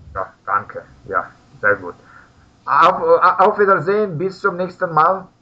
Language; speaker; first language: German; non-native, learner; Russian